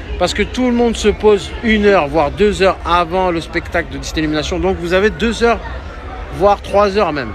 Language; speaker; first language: French; early bilingual, other home language; Arabic